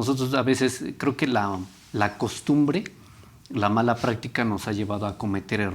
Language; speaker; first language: Spanish; native; Spanish